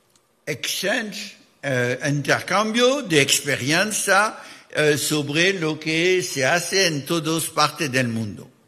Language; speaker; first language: Spanish; non-native, fluent; French